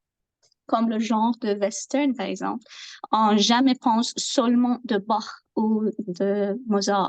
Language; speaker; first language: French; non-native, learner; Persian